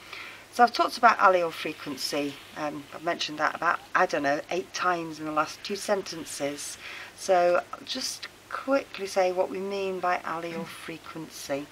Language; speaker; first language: English; native; English